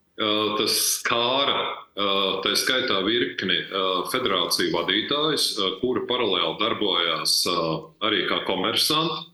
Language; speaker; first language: Latvian; native; Latvian